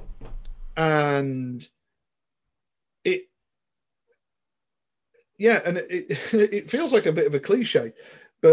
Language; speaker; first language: English; native; English